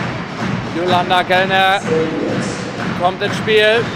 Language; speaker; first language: German; native; German